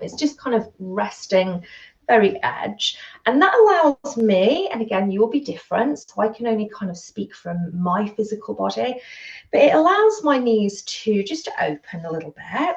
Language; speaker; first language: English; native; English